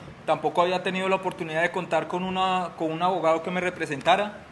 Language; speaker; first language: Spanish; native; Spanish